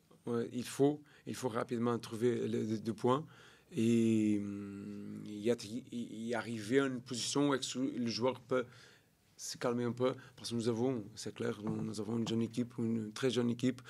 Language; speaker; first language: French; non-native, learner; Portuguese